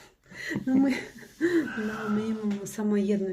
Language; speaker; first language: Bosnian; non-native, learner; Russian